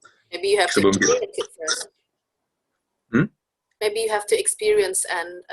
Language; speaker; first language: English; non-native, fluent; Indonesian